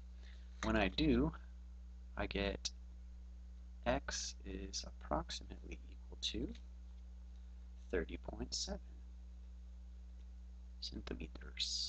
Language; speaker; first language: English; native; English